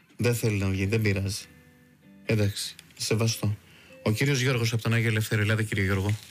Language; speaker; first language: Greek; native; Greek